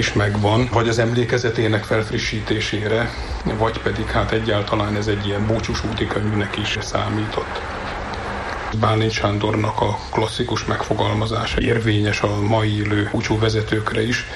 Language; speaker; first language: Hungarian; native; Hungarian